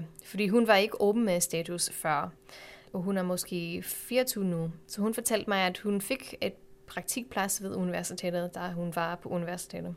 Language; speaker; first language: Danish; non-native, fluent; English